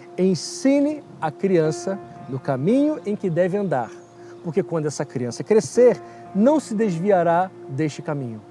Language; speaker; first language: Portuguese; native; Portuguese